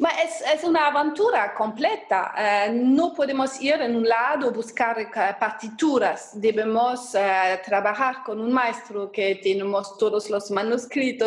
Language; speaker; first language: Spanish; non-native, fluent; German